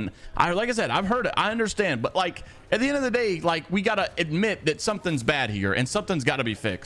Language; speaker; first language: English; native; English